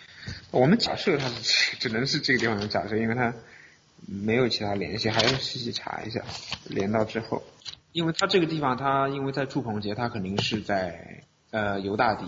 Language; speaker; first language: Chinese; native; Chinese